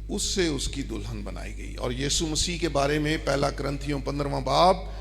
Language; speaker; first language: Urdu; non-native, local second language; Punjabi